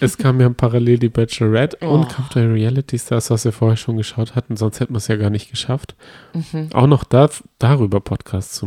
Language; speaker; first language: German; native; German